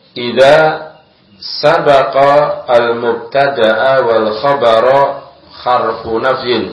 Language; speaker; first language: Arabic; non-native, fluent; Indonesian